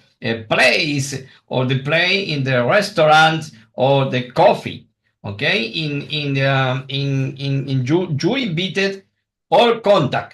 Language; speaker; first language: English; non-native, learner; Spanish